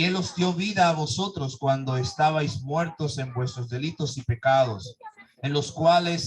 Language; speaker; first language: Spanish; native; Spanish